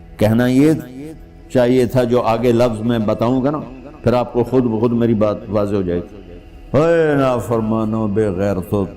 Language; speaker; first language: Urdu; non-native, local second language; Punjabi